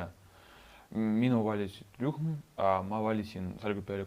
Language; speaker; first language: Estonian; non-native, local second language; Russian